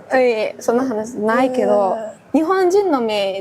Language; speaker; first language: Japanese; non-native, fluent; Mongolian